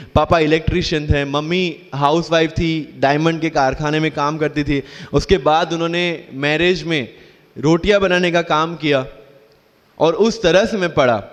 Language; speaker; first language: Hindi; non-native, local second language; Gujarati